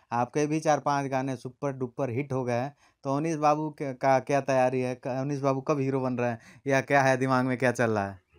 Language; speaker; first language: Hindi; native; Hindi